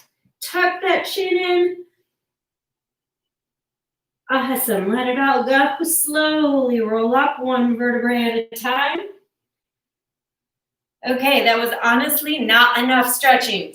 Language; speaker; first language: English; native; English